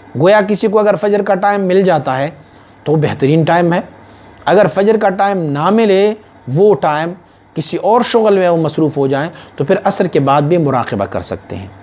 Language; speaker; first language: Urdu; non-native, local second language; Pashto